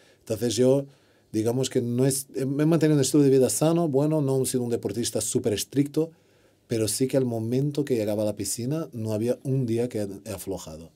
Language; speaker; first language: Spanish; non-native, fluent; Portuguese